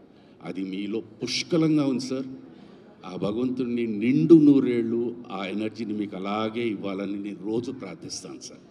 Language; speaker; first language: Telugu; native; Telugu